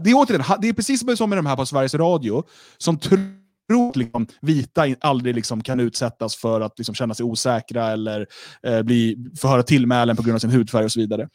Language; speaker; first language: Swedish; native; Swedish